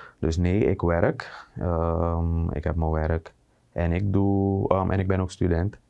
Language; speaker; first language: Dutch; native; Dutch